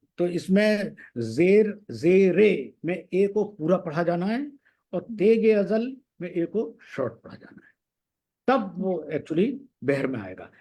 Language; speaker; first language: Hindi; native; Hindi